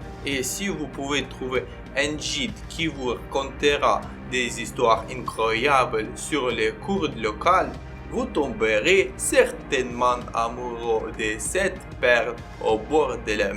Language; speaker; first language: French; non-native, learner; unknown